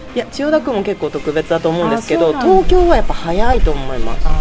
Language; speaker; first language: Japanese; native; Japanese